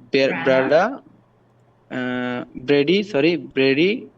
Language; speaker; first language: English; non-native, learner; Bangla